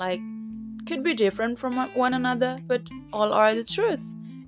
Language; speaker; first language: English; non-native, fluent; Indonesian